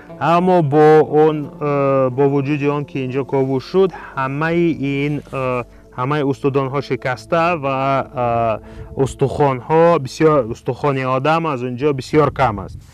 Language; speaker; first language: Persian; non-native, fluent; Russian